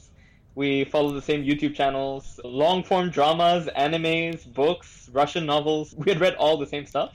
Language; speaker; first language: English; native; English